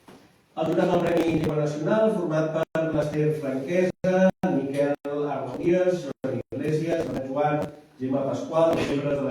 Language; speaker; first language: Catalan; native; Catalan